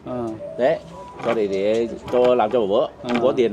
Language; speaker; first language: Vietnamese; non-native, learner; Chinese